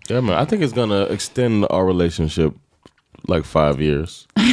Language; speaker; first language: English; native; English